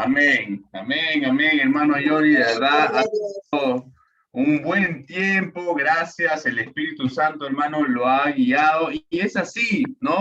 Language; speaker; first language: Spanish; native; Spanish